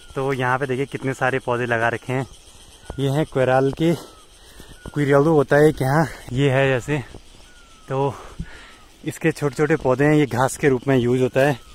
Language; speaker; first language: Hindi; native; Hindi